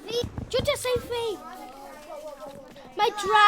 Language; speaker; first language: Welsh; non-native, local second language; English